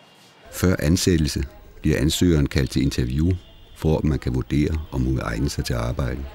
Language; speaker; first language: Danish; native; Danish